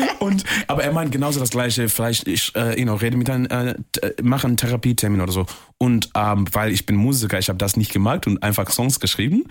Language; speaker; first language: German; non-native, fluent; English